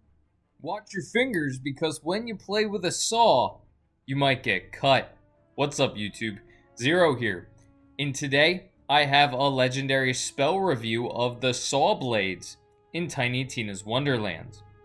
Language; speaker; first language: English; native; English